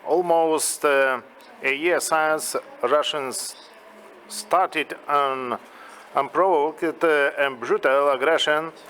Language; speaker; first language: English; non-native, fluent; Lithuanian